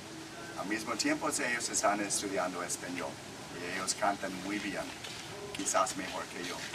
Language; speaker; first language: Spanish; non-native, learner; English